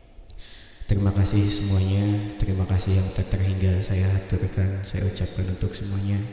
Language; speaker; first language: Indonesian; native; Indonesian